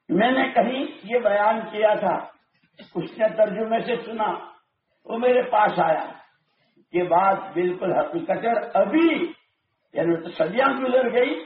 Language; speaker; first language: Urdu; non-native, local second language; Gujarati